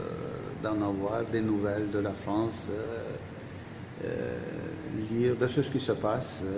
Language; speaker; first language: French; non-native, fluent; Turkish